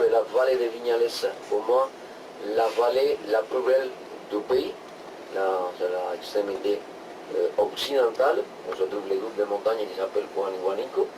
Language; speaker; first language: French; non-native, fluent; Spanish